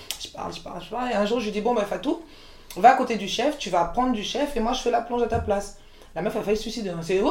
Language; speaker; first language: French; early bilingual, other home language; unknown